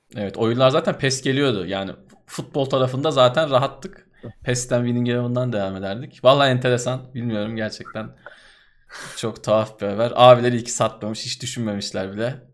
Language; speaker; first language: Turkish; native; Turkish